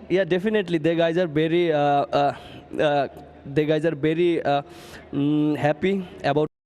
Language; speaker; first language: English; non-native, learner; Bangla